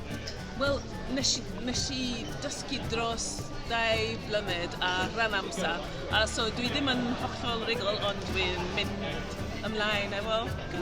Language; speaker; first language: Welsh; non-native, learner; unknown